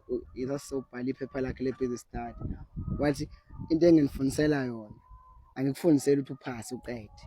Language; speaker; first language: Zulu; native; Zulu